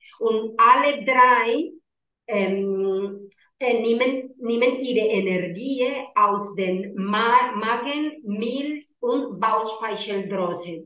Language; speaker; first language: German; non-native, learner; Spanish